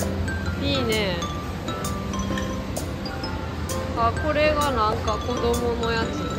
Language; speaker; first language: Japanese; native; Japanese